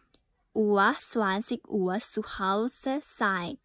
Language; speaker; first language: German; non-native, learner; Thai